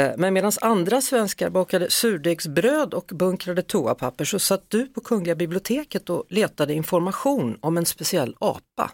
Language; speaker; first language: Swedish; native; Swedish